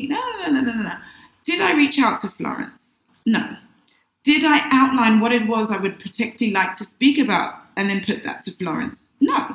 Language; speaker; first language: English; native; English